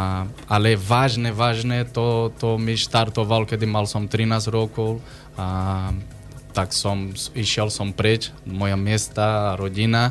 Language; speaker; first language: Slovak; non-native, learner; Portuguese